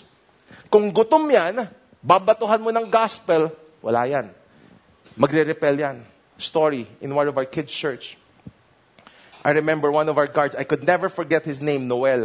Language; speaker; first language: English; non-native, local second language; Filipino